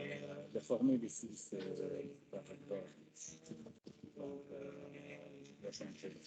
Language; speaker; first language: French; non-native, local second language; Rundi